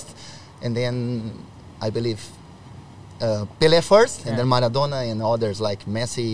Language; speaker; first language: English; non-native, learner; Portuguese